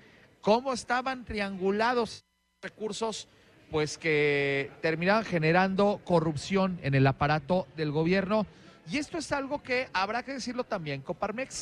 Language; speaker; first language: Spanish; native; Spanish